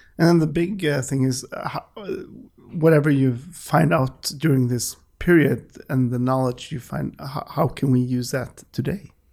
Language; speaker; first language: English; non-native, fluent; Norwegian